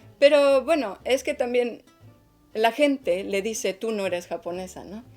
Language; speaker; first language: Spanish; native; Spanish